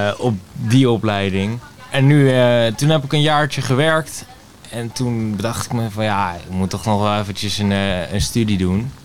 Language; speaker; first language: Dutch; native; Dutch